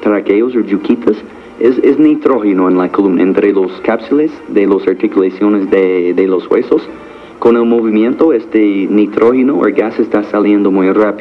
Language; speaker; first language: Spanish; non-native, fluent; English